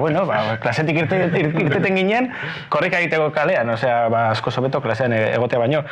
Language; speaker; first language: Basque; non-native, local second language; Spanish